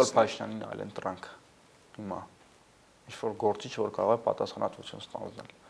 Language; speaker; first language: Armenian; native; Armenian